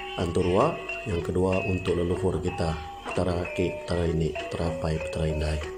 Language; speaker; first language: Malay; non-native, local second language; Iban